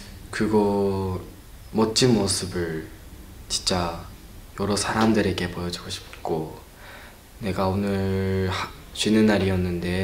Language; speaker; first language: Korean; non-native, learner; Japanese